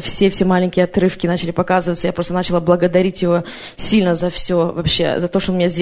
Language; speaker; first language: Russian; native; Russian